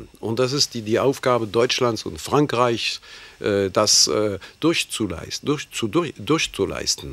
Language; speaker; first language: German; non-native, fluent; French